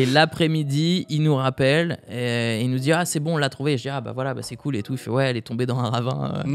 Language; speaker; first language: French; native; French